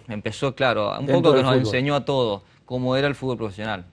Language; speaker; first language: Spanish; native; Spanish